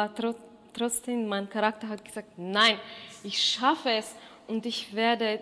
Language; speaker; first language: German; non-native, fluent; Russian